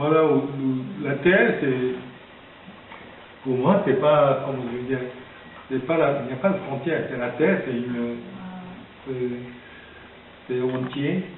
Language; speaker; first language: French; non-native, fluent; Japanese